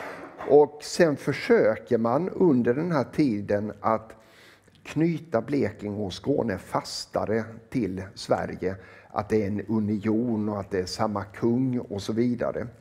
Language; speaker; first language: Swedish; native; Swedish